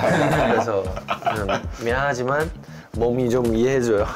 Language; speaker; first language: Korean; non-native, learner; Chinese